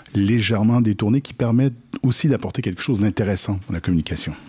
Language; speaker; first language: French; native; French